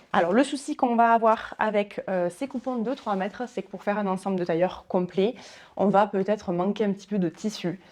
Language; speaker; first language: French; native; French